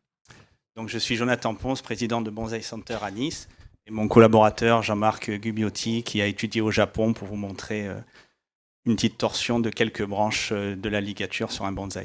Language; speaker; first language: French; native; French